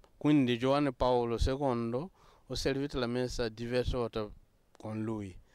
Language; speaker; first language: Italian; non-native, fluent; Mossi